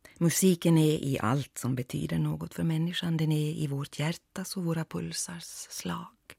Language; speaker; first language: Swedish; native; Swedish